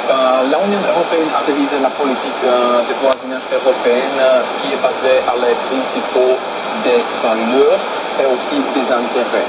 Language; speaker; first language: French; non-native, fluent; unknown